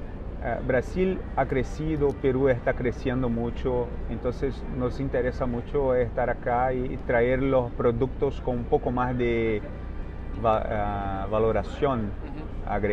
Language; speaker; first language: Spanish; non-native, fluent; Portuguese